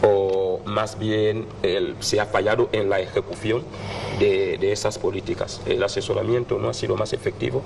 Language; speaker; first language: Spanish; non-native, fluent; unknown